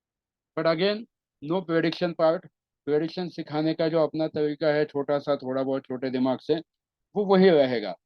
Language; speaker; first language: Hindi; native; Hindi